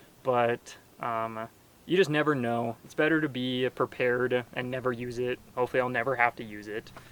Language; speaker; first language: English; native; English